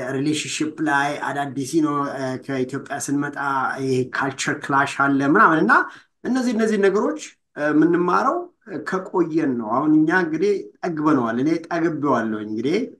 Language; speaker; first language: Amharic; native; Amharic